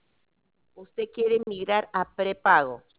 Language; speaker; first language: Spanish; native; Spanish